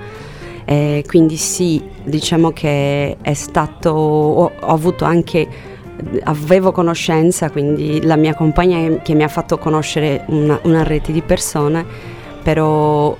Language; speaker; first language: Italian; non-native, fluent; Portuguese